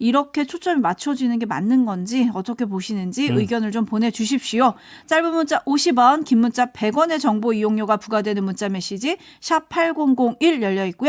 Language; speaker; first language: Korean; native; Korean